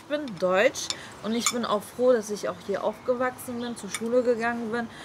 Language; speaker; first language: German; early bilingual, other home language; Turkish